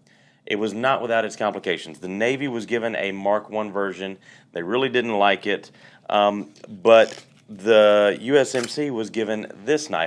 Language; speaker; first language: English; native; English